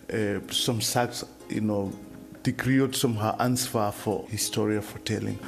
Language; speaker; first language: Danish; non-native, learner; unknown